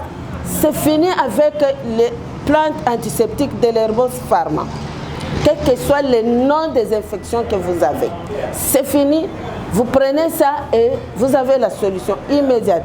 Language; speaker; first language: French; non-native, local second language; Lingala